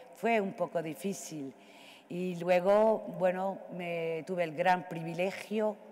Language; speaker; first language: Spanish; non-native, fluent; Arabic